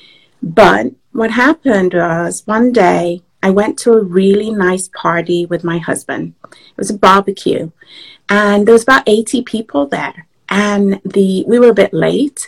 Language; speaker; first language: English; native; English